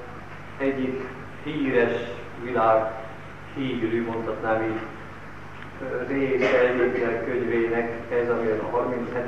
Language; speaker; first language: Hungarian; native; Hungarian